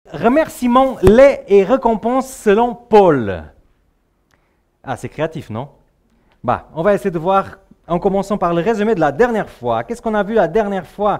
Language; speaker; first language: French; native; French